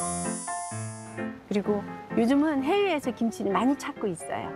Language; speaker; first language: Korean; native; Korean